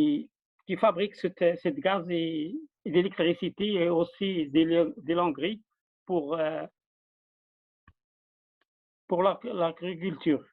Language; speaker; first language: French; non-native, learner; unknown